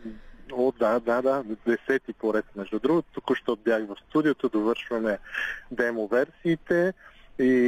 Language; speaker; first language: Bulgarian; native; Bulgarian